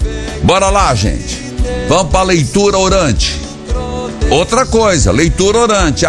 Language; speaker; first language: Portuguese; native; Portuguese